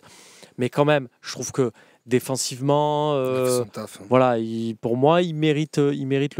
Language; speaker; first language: French; native; French